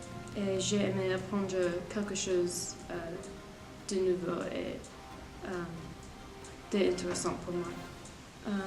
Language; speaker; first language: French; non-native, learner; English